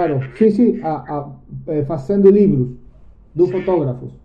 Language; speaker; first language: Portuguese; non-native, learner; Spanish